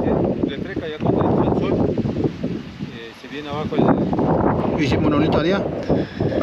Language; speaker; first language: Spanish; native; Spanish